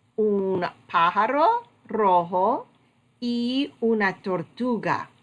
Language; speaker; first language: Spanish; non-native, learner; English